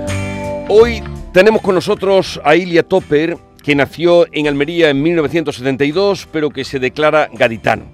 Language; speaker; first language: Spanish; native; Spanish